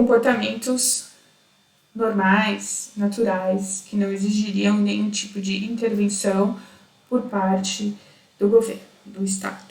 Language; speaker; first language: Portuguese; native; Portuguese